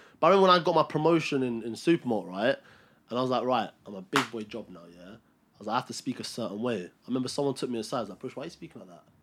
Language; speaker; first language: English; early bilingual, other home language; Albanian